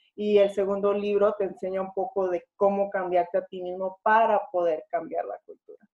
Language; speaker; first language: Spanish; early bilingual, other home language; English